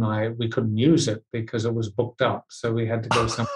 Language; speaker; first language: English; native; English